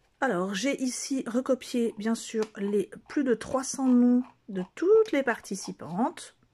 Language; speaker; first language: French; native; French